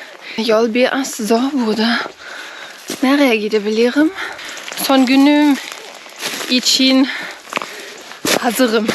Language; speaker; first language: Turkish; non-native, learner; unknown